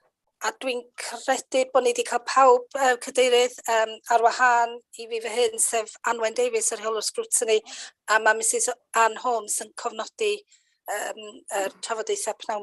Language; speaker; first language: Welsh; native; Welsh